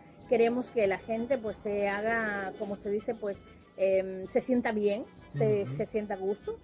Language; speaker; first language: Spanish; native; Spanish